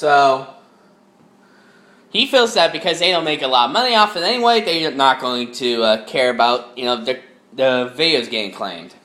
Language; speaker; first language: English; native; English